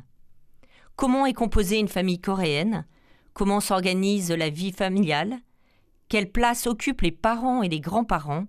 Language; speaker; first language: French; native; French